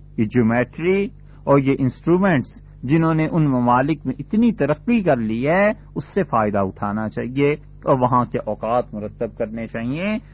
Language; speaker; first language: Urdu; non-native, local second language; Punjabi